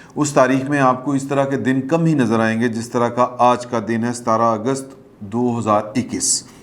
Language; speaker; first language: Urdu; non-native, local second language; Punjabi